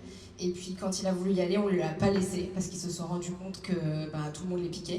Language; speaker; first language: French; native; French